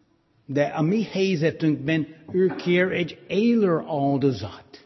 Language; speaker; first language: Hungarian; non-native, fluent; English